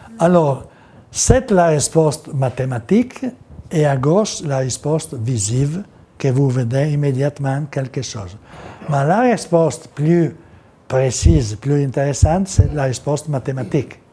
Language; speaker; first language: French; non-native, learner; Italian